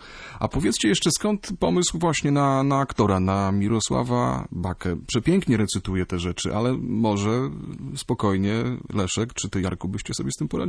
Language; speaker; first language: Polish; native; Polish